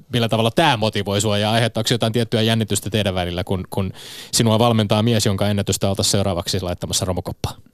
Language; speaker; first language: Finnish; native; Finnish